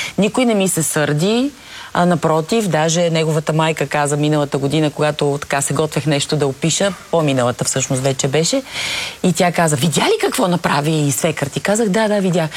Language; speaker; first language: Bulgarian; native; Bulgarian